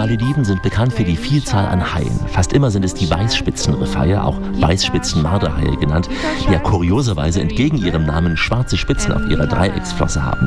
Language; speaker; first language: German; native; German